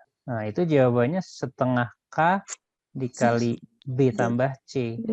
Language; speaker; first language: Indonesian; native; Indonesian